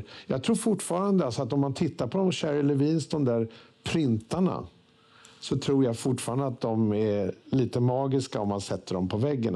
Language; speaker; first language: Swedish; native; Swedish